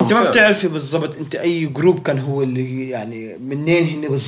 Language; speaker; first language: Swedish; non-native, learner; Arabic